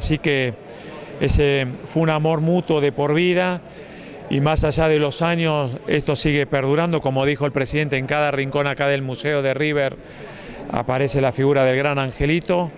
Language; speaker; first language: Spanish; native; Spanish